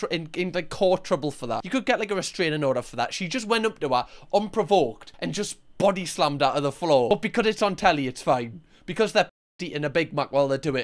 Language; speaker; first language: English; native; English